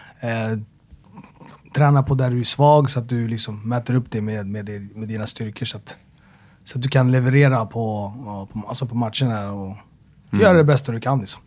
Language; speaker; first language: Swedish; early bilingual, other home language; Amharic